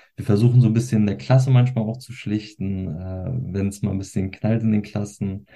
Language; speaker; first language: German; early bilingual, other home language; Turkish